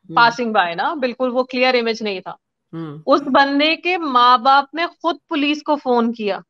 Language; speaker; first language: Hindi; native; Hindi